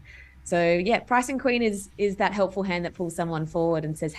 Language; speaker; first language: English; native; English